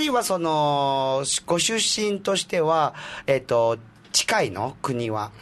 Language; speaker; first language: Japanese; native; Japanese